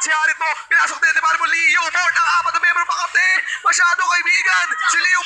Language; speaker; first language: Filipino; native; Filipino